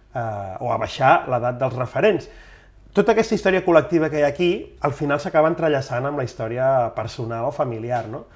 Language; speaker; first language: Catalan; native; Catalan